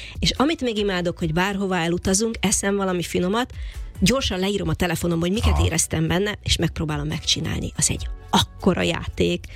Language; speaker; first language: Hungarian; native; Hungarian